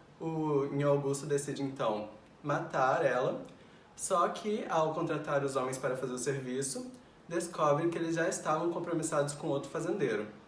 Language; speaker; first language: Portuguese; native; Portuguese